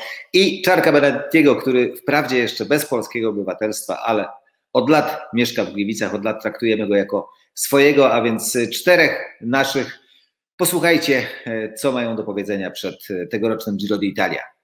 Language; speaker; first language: Polish; native; Polish